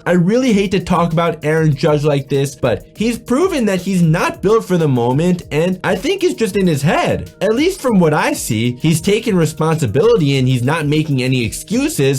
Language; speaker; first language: English; native; English